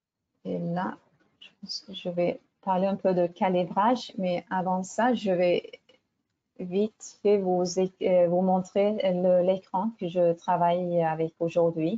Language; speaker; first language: French; non-native, fluent; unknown